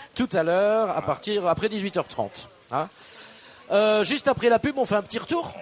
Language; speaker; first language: French; native; French